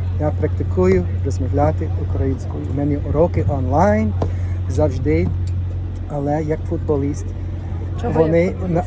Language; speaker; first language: Ukrainian; non-native, learner; English